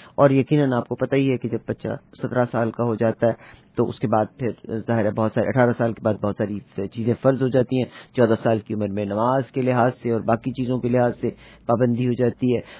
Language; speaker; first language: Urdu; native; Urdu